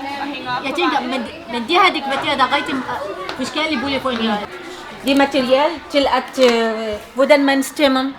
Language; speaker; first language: Danish; non-native, learner; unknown